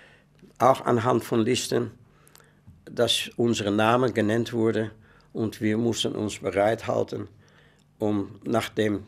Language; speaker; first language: German; non-native, fluent; Dutch